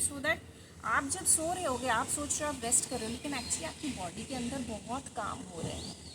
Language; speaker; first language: Hindi; native; Hindi